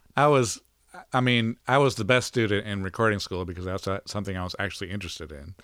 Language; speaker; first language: English; native; English